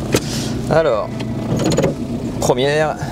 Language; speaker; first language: French; native; French